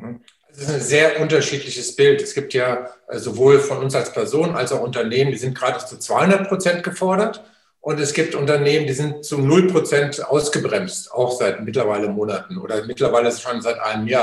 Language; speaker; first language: German; native; German